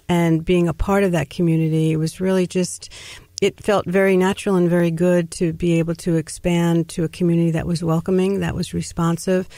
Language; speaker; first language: English; native; English